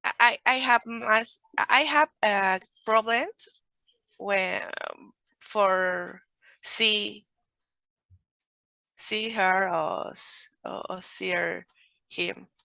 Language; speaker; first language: English; non-native, learner; Spanish